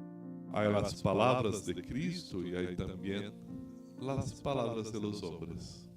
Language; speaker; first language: Spanish; non-native, fluent; Portuguese